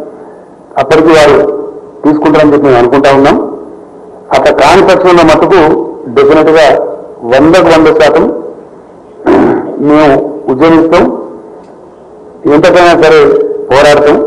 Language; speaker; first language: Telugu; native; Telugu